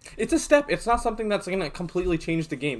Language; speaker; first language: English; native; English